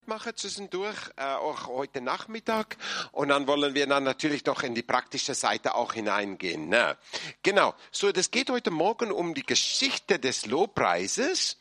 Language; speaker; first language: German; non-native, fluent; English